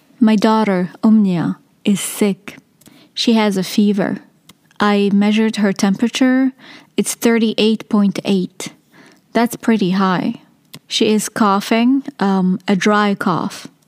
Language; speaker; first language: English; non-native, fluent; Arabic